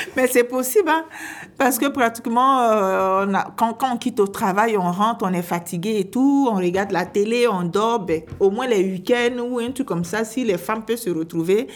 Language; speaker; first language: French; non-native, local second language; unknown